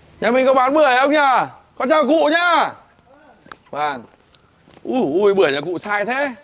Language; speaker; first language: Vietnamese; native; Vietnamese